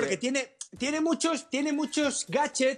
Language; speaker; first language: Spanish; native; Spanish